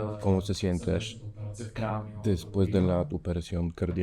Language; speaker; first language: Spanish; non-native, learner; Bulgarian